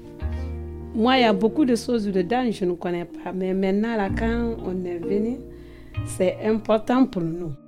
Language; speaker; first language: French; non-native, learner; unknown